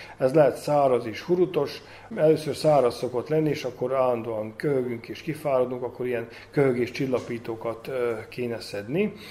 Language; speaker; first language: Hungarian; native; Hungarian